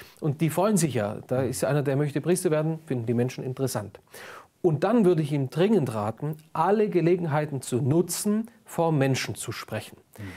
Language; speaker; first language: German; native; German